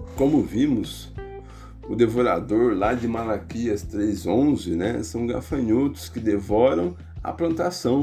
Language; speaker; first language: Portuguese; native; Portuguese